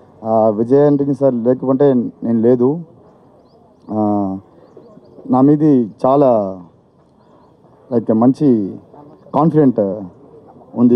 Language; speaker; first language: Telugu; non-native, learner; Tamil